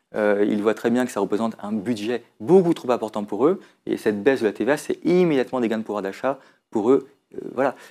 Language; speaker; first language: French; native; French